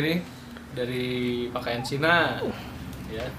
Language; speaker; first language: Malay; non-native, local second language; Sundanese